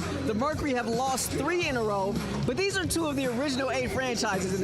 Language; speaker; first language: English; native; English